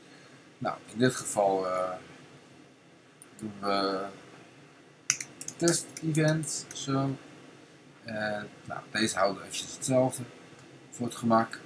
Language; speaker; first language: Dutch; native; Dutch